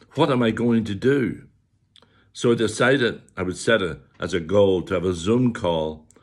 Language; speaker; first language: English; native; English